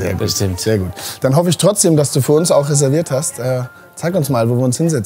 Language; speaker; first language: German; native; German